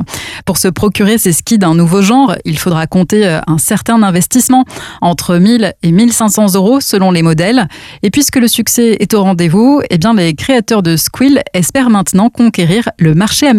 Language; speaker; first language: French; native; French